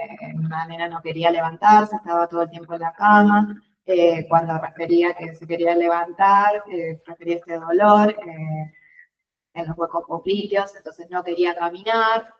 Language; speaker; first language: Spanish; native; Spanish